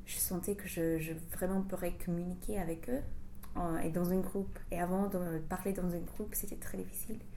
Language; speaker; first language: French; non-native, fluent; English